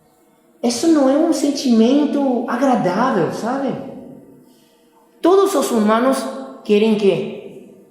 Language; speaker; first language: Portuguese; non-native, fluent; Spanish